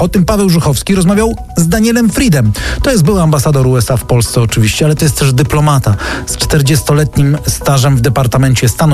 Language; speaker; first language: Polish; native; Polish